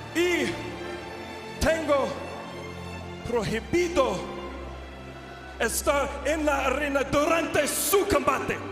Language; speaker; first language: Spanish; non-native, learner; English